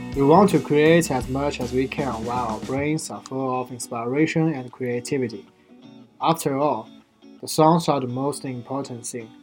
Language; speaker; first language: English; non-native, fluent; Chinese